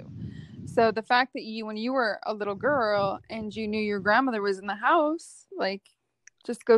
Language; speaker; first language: English; native; English